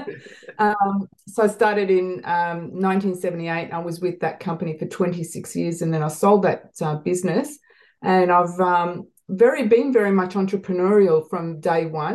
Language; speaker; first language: English; native; English